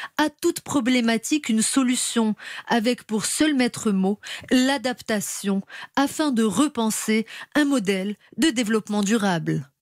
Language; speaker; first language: French; non-native, local second language; Arabic